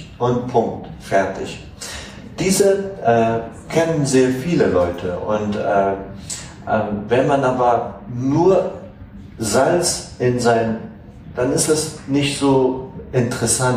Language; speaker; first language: German; non-native, fluent; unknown